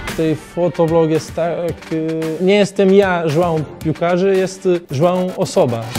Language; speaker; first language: Polish; non-native, learner; Portuguese